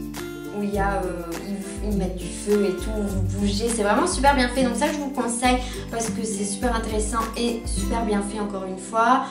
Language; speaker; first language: French; native; French